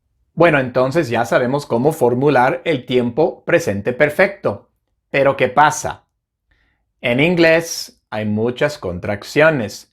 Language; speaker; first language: Spanish; non-native, fluent; English